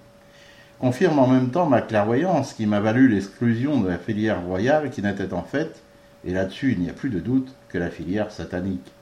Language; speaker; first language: French; native; French